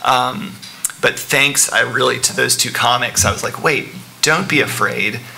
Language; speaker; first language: English; native; English